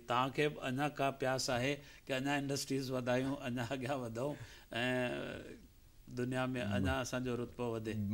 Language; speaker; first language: Sindhi; early bilingual, heritage; Sindhi